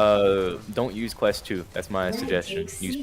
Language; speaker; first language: English; native; English